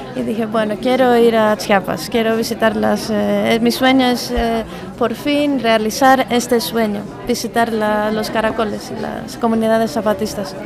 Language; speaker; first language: Spanish; non-native, fluent; Greek